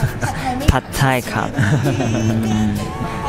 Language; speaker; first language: Thai; non-native, learner; Japanese